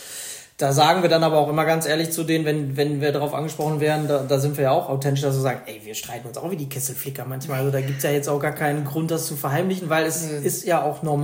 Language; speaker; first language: German; native; German